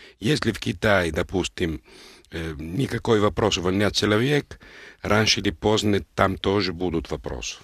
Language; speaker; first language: Russian; non-native, fluent; Italian